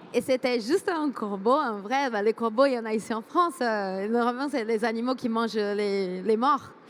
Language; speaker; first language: French; non-native, fluent; Portuguese